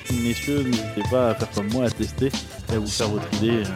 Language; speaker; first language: French; native; French